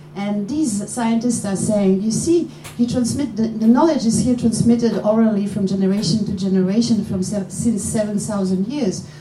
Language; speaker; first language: English; non-native, fluent; Polish